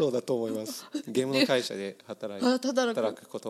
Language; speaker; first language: Japanese; non-native, learner; English